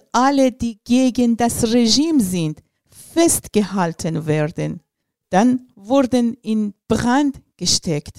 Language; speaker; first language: German; non-native, learner; Persian